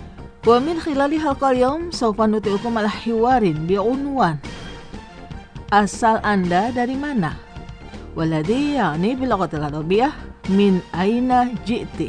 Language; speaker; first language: Arabic; non-native, fluent; Indonesian